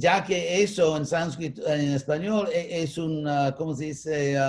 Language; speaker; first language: Spanish; non-native, fluent; English